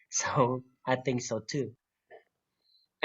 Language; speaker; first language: English; non-native, fluent; Vietnamese